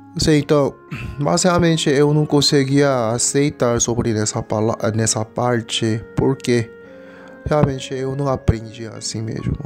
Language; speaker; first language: Portuguese; non-native, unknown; Korean